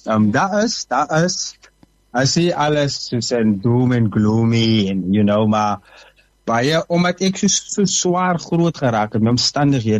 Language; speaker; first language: Afrikaans; native; Afrikaans